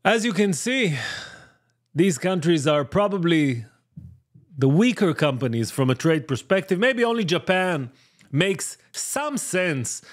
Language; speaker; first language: English; non-native, fluent; Hebrew